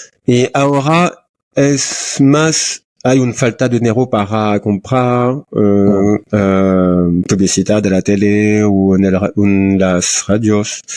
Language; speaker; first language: Spanish; non-native, learner; French